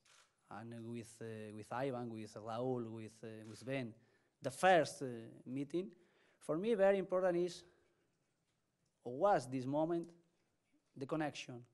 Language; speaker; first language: English; non-native, learner; Spanish